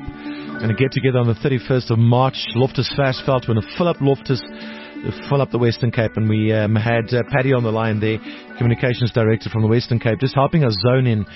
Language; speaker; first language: English; non-native, local second language; Afrikaans